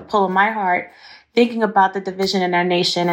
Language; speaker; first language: English; native; English